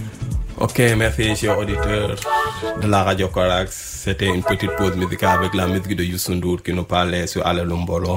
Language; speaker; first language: French; non-native, local second language; Wolof